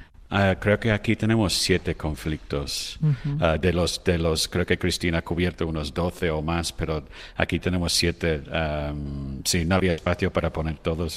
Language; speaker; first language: Spanish; non-native, fluent; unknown